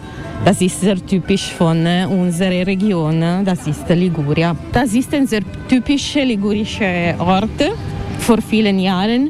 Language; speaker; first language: German; non-native, learner; Italian